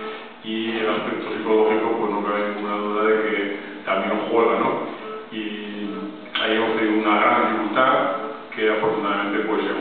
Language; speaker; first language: Spanish; native; Spanish